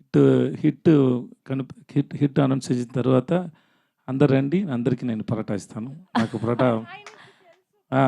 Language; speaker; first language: Telugu; non-native, learner; Tamil